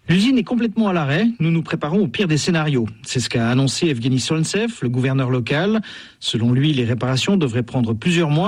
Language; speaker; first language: French; native; French